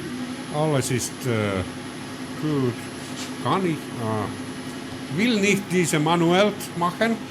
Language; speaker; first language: German; non-native, learner; Finnish